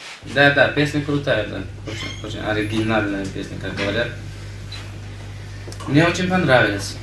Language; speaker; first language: Russian; non-native, fluent; Tajik